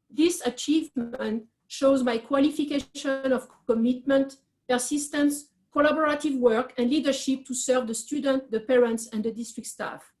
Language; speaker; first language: English; non-native, fluent; French